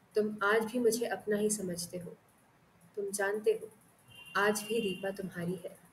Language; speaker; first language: Hindi; non-native, local second language; Marathi